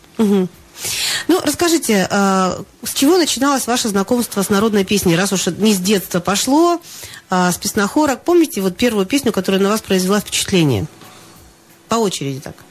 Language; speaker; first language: Russian; native; Russian